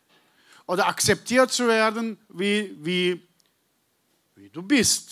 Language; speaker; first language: German; non-native, learner; Turkish